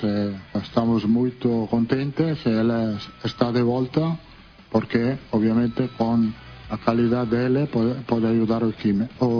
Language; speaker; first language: Portuguese; non-native, fluent; Italian